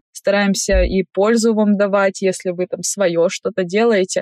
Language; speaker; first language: Russian; native; Russian